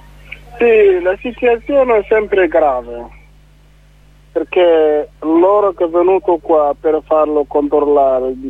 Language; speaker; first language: Italian; non-native, learner; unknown